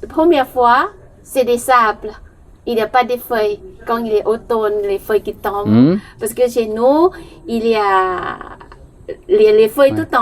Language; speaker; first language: French; non-native, learner; Thai